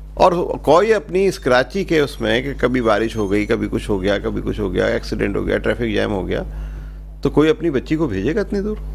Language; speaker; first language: Urdu; native; Urdu